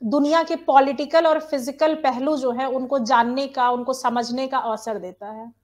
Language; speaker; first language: Hindi; native; Hindi